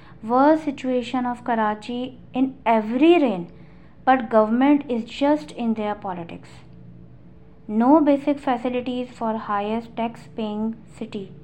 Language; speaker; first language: English; non-native, local second language; Urdu